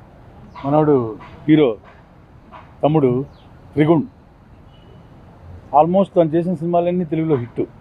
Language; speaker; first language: Telugu; native; Telugu